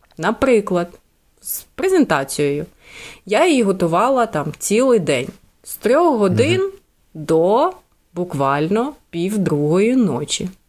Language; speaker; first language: Ukrainian; native; Ukrainian